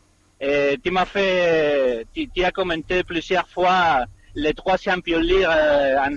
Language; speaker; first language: French; non-native, fluent; Spanish